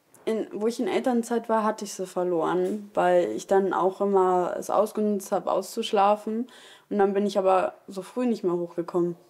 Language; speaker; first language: German; native; German